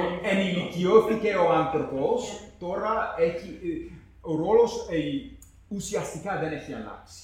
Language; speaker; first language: Greek; non-native, fluent; English